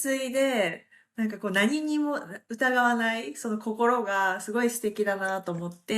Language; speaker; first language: Japanese; native; Japanese